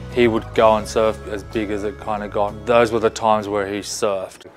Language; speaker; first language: English; native; English